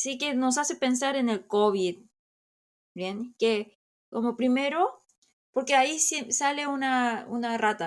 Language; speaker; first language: Spanish; non-native, fluent; Korean